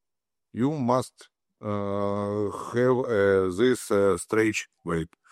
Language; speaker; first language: English; non-native, learner; Russian